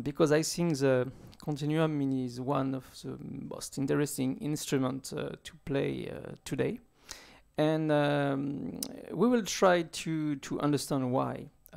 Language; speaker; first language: English; non-native, fluent; French